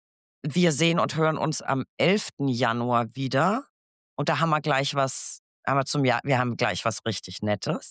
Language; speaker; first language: German; native; German